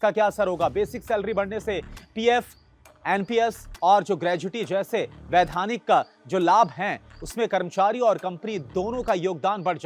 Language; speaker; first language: Hindi; native; Hindi